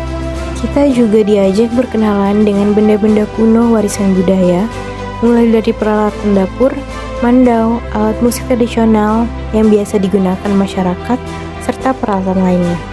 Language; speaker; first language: Indonesian; native; Indonesian